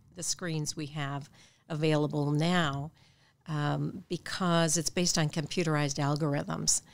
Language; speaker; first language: English; native; English